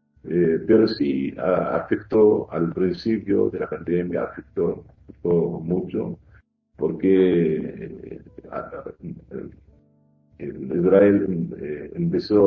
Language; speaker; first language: Spanish; non-native, fluent; Arabic